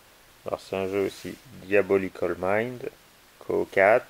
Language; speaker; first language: French; native; French